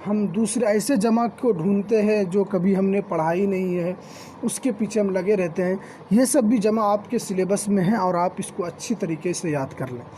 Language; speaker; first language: Urdu; native; Urdu